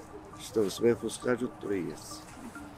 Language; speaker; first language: Russian; non-native, fluent; Georgian